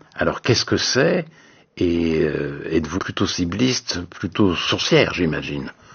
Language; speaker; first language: French; native; French